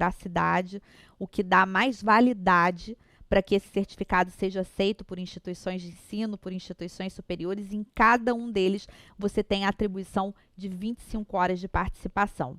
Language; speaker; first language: Portuguese; native; Portuguese